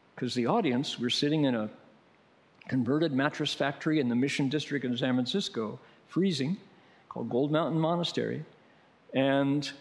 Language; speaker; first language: English; native; English